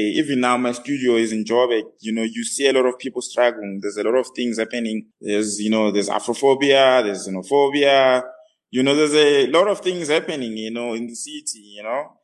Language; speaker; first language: English; non-native, local second language; North Ndebele